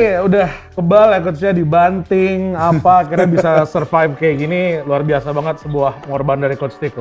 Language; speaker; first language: Indonesian; native; Indonesian